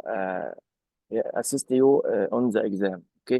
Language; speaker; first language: English; non-native, fluent; Arabic